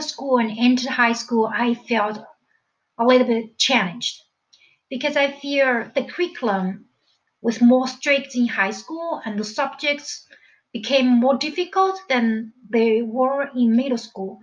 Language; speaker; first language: English; non-native, fluent; Chinese